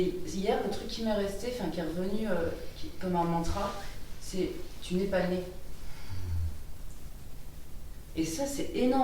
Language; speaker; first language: French; native; French